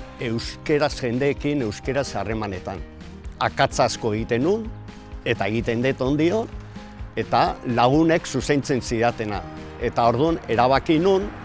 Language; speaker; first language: Basque; non-native, local second language; Spanish